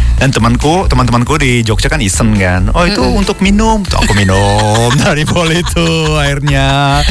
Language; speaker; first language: Indonesian; non-native, fluent; Japanese